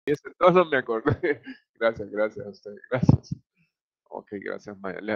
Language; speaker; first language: Spanish; native; Spanish